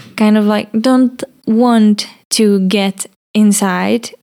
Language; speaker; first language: English; non-native, learner; Czech